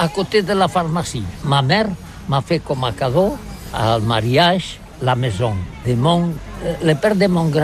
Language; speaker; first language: French; non-native, learner; Catalan